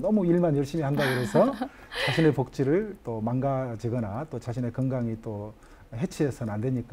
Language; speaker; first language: Korean; native; Korean